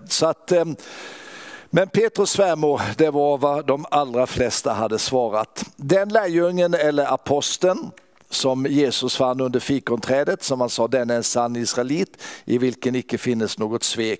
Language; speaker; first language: Swedish; native; Swedish